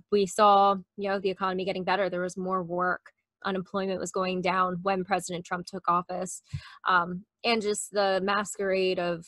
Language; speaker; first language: English; native; English